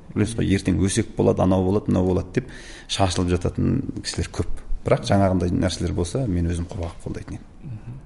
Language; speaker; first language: Kazakh; native; Kazakh